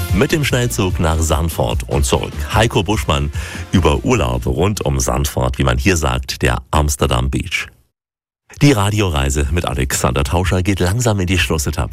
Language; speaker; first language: German; native; German